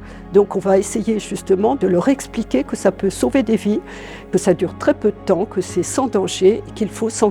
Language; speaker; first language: French; native; French